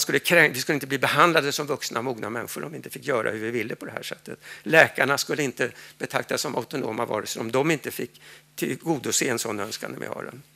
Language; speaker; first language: Swedish; native; Swedish